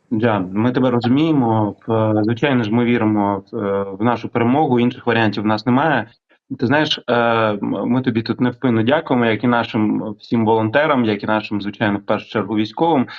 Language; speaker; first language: Ukrainian; native; Ukrainian